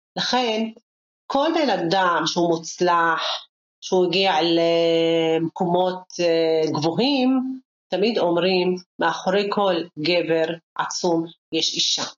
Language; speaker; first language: Hebrew; non-native, local second language; Arabic